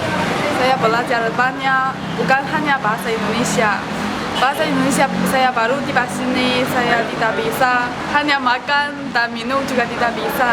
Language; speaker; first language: Indonesian; non-native, learner; Chinese